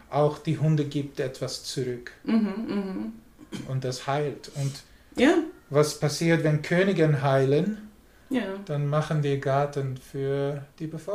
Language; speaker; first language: German; non-native, learner; English